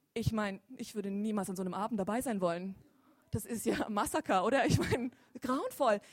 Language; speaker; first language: German; native; German